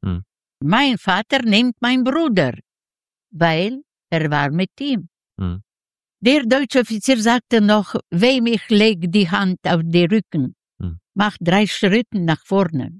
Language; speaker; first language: German; non-native, learner; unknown